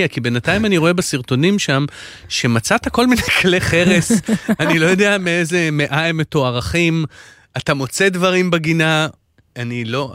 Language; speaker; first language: Hebrew; native; Hebrew